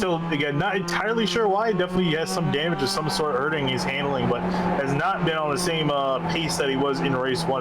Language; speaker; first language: English; native; English